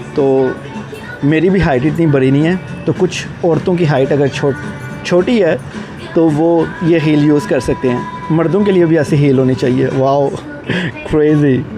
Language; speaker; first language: Urdu; native; Urdu